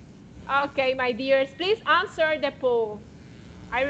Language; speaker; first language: English; non-native, fluent; Spanish